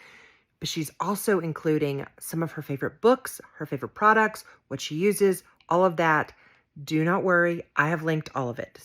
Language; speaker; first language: English; native; English